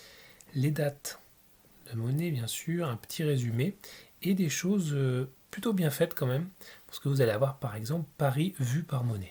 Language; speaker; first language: French; native; French